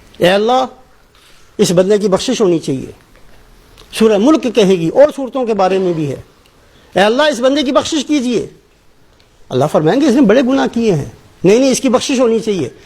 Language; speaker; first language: Urdu; non-native, local second language; Punjabi